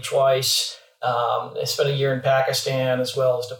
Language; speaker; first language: English; native; English